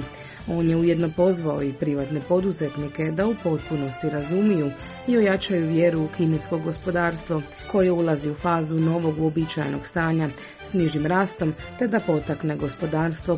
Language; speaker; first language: Croatian; native; Croatian